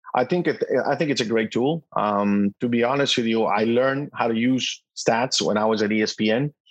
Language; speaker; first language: English; non-native, fluent; Spanish